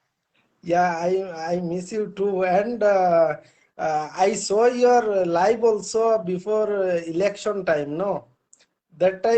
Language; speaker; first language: English; non-native, learner; Bangla